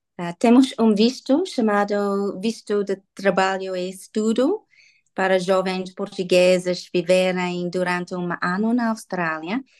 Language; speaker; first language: Portuguese; non-native, learner; English